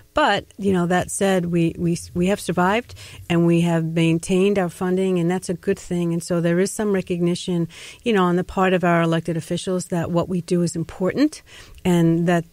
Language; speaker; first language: English; native; English